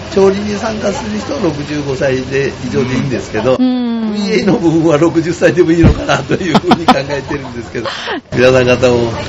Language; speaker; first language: Japanese; native; Japanese